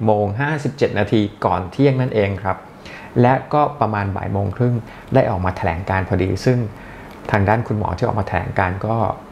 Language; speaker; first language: Thai; native; Thai